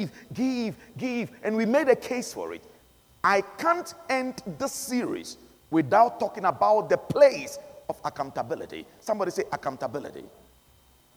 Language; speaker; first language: English; non-native, local second language; Akan